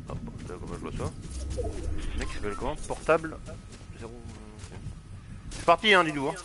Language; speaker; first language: French; native; French